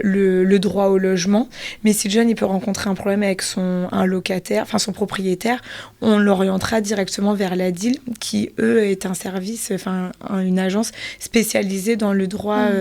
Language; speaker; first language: French; native; French